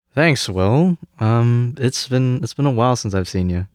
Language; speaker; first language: English; early bilingual, other home language; Cantonese